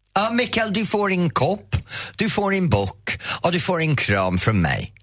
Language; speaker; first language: Swedish; non-native, fluent; English